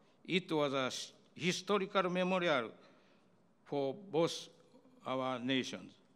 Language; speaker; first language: English; non-native, learner; Japanese